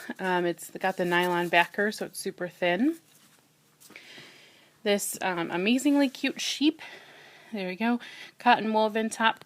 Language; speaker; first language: English; native; English